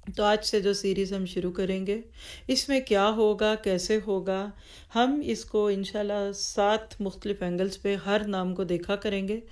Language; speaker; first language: Urdu; native; Urdu